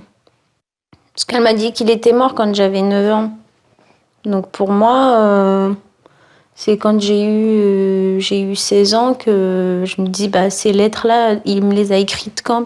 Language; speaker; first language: French; early bilingual, other home language; Tachelhit